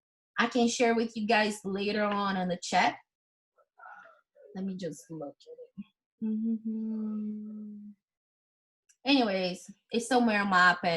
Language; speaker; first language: English; non-native, fluent; Portuguese